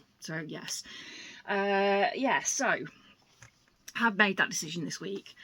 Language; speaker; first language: English; native; English